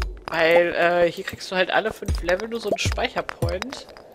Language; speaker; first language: German; native; German